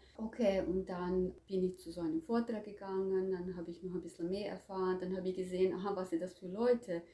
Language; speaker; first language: German; non-native, fluent; Croatian